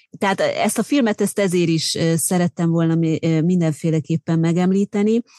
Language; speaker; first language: Hungarian; native; Hungarian